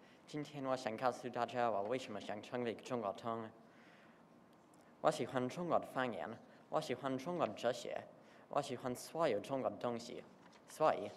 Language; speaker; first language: Chinese; non-native, learner; English